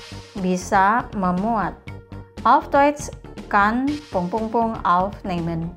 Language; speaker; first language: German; non-native, fluent; Indonesian